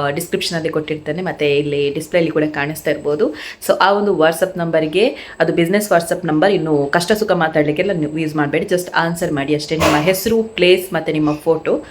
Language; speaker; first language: Kannada; native; Kannada